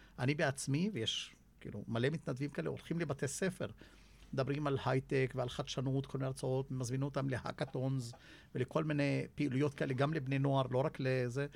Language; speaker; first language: Hebrew; non-native, local second language; Arabic